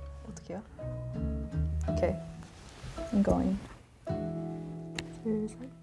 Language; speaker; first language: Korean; non-native, learner; English